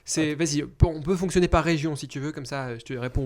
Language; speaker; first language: French; native; French